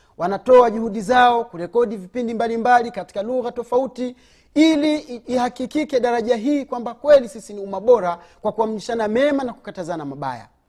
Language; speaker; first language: Swahili; native; Swahili